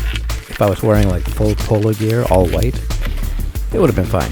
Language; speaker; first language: English; native; English